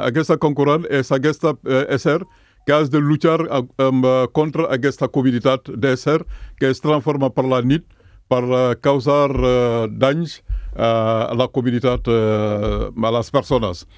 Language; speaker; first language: Catalan; non-native, fluent; Mandingo